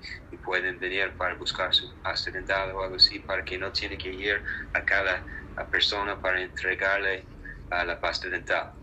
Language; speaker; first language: Spanish; non-native, fluent; English